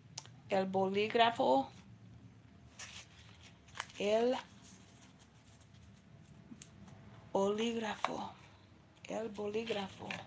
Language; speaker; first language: Spanish; non-native, learner; English